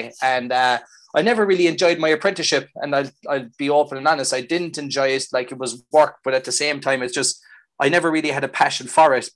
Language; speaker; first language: English; native; English